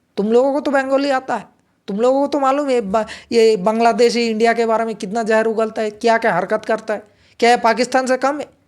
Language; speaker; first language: Hindi; non-native, local second language; Bangla